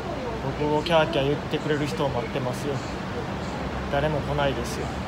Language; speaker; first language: Japanese; native; Japanese